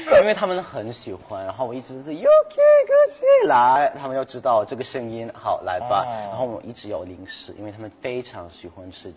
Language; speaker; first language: Chinese; non-native, fluent; Thai